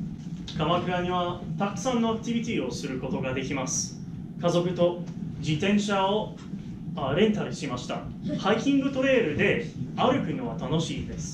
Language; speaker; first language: Japanese; non-native, learner; English